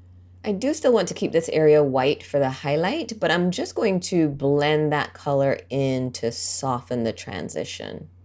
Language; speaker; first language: English; native; English